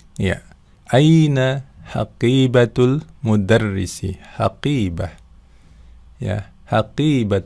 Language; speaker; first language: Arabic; non-native, fluent; Indonesian